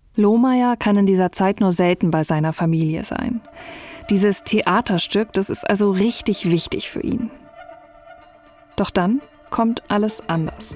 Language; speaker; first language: German; native; German